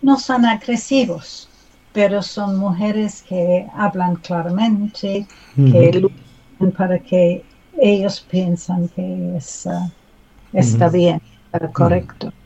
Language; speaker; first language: Spanish; non-native, learner; English